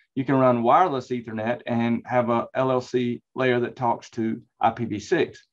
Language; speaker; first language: English; native; English